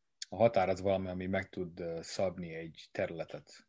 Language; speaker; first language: Hungarian; native; Hungarian